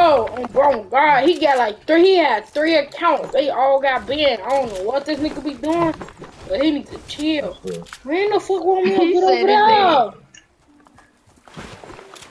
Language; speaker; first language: English; native; English